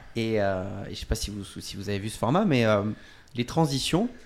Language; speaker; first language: French; native; French